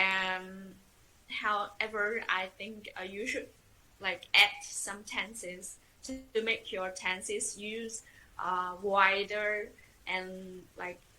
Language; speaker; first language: English; non-native, fluent; Vietnamese